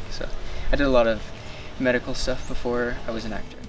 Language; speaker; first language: English; native; English